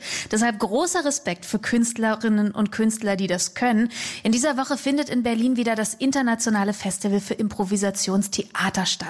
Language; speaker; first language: German; native; German